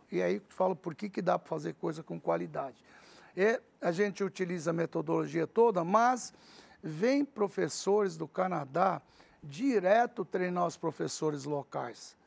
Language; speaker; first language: Portuguese; early bilingual, other home language; Arabic